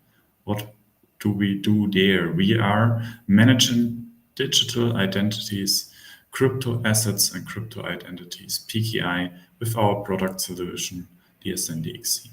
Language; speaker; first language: English; non-native, fluent; German